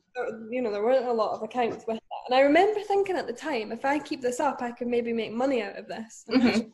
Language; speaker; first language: English; native; English